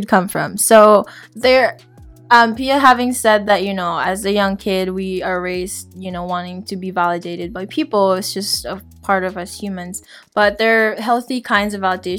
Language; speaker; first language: English; non-native, local second language; Filipino